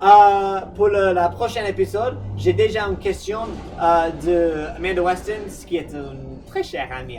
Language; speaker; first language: French; non-native, fluent; English